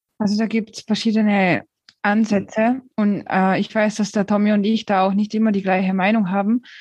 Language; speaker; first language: German; native; German